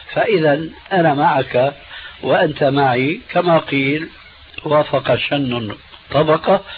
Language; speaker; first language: Arabic; early bilingual, other home language; Albanian